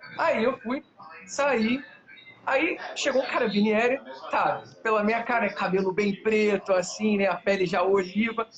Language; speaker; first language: Portuguese; native; Portuguese